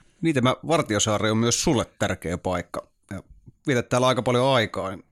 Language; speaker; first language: Finnish; native; Finnish